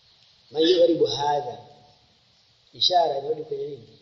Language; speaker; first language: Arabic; non-native, fluent; Swahili